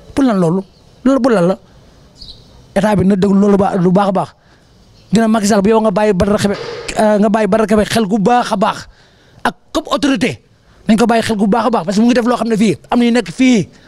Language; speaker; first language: Wolof; native; Wolof